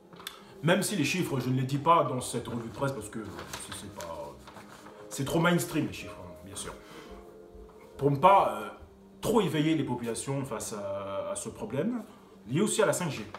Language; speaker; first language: French; native; French